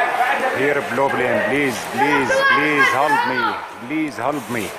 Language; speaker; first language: English; non-native, learner; Arabic